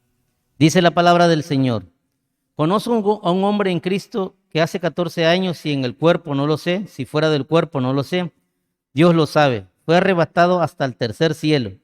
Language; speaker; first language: Spanish; native; Spanish